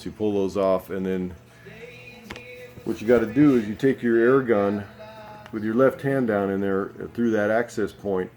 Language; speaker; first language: English; native; English